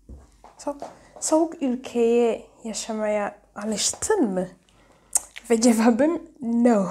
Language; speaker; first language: Turkish; non-native, learner; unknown